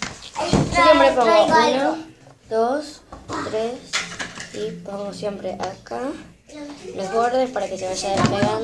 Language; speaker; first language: Spanish; native; Spanish